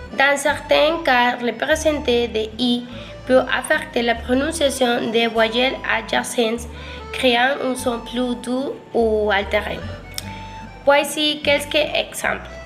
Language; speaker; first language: French; non-native, learner; Spanish